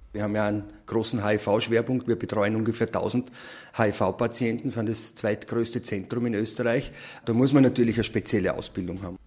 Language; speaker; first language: German; native; German